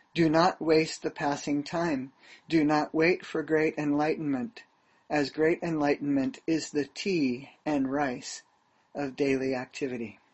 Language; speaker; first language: English; native; English